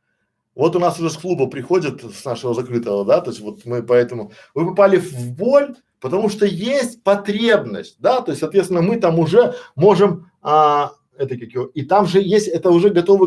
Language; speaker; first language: Russian; native; Russian